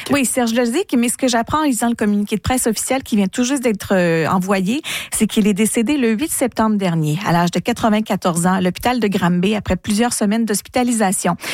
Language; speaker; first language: French; native; French